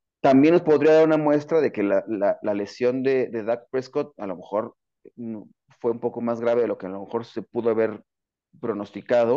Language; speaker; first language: Spanish; native; Spanish